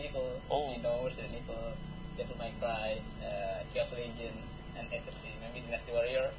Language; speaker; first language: English; non-native, learner; Indonesian